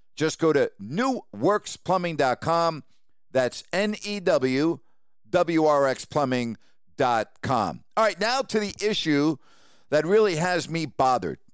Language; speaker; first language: English; native; English